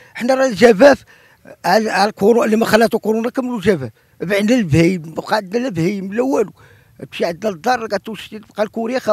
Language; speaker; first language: Arabic; native; Arabic